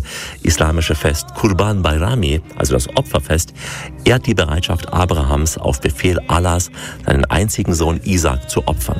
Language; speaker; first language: German; native; German